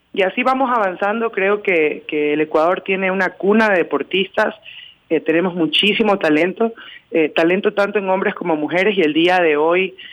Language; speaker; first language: Spanish; native; Spanish